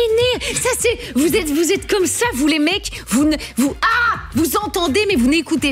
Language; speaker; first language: French; native; French